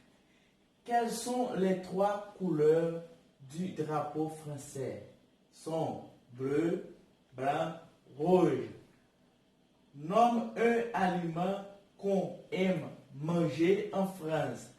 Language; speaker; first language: French; non-native, learner; Portuguese